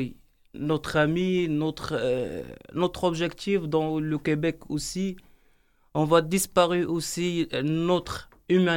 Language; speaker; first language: French; non-native, learner; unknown